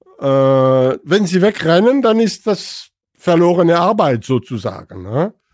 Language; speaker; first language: German; non-native, fluent; French